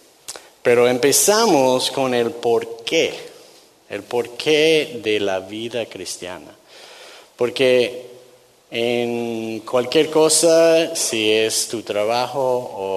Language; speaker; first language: Spanish; non-native, fluent; English